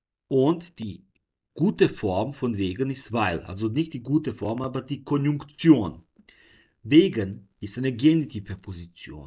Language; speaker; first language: German; non-native, fluent; Serbian